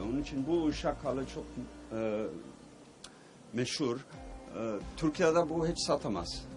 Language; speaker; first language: Turkish; early bilingual, heritage; Turkish